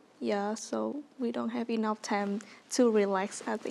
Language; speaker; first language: English; non-native, learner; Vietnamese